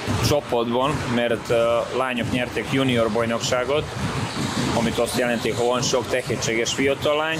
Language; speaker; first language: Hungarian; non-native, fluent; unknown